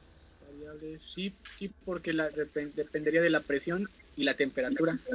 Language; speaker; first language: Spanish; native; Spanish